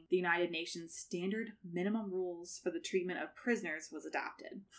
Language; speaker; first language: English; native; English